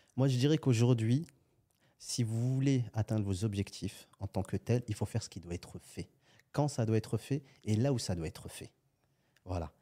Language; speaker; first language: French; native; French